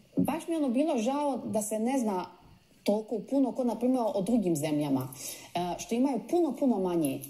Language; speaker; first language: Croatian; early bilingual, heritage; Croatian